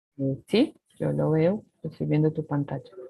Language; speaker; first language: Spanish; native; Spanish